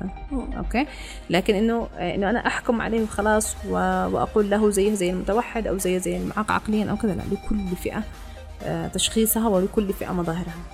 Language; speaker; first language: Arabic; native; Arabic